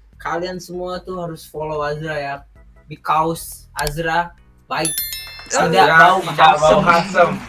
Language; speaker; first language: English; non-native, learner; Turkish